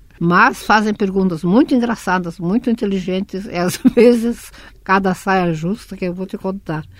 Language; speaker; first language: Portuguese; early bilingual, other home language; Russian